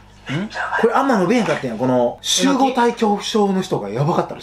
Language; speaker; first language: Japanese; native; Japanese